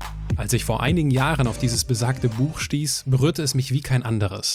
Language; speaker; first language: German; native; German